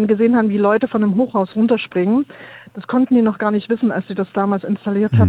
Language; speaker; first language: German; native; German